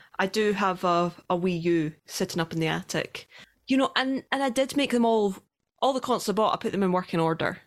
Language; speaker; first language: English; native; English